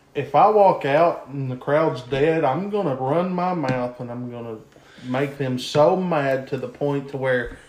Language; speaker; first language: English; native; English